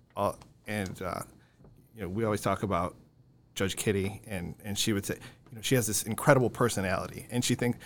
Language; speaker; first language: English; native; English